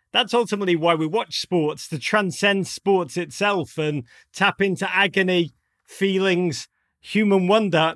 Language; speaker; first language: English; native; English